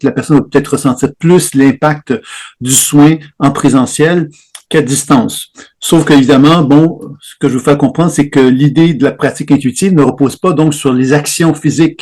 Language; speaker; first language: French; native; French